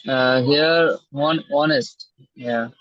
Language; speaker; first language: English; non-native, learner; Bangla